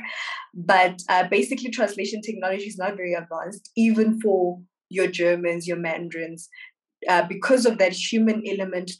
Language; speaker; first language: English; non-native, local second language; Southern Sotho